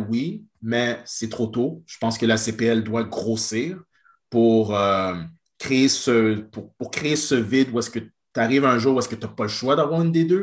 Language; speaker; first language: French; native; French